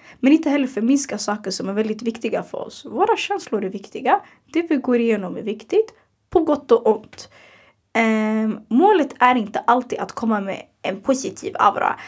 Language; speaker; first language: Swedish; early bilingual, other home language; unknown